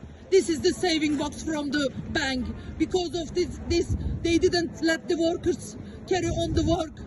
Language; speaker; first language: English; non-native, learner; Turkish